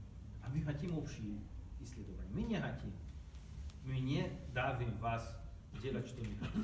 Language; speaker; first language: Russian; non-native, learner; Hungarian